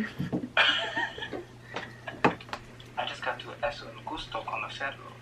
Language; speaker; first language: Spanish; non-native, learner; English